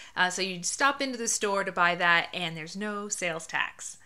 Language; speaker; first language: English; native; English